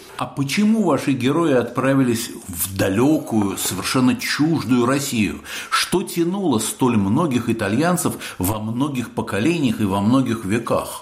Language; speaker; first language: Russian; native; Russian